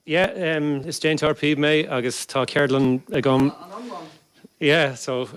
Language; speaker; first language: Irish; non-native, local second language; English